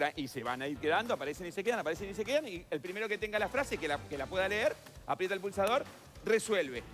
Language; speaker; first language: Spanish; native; Spanish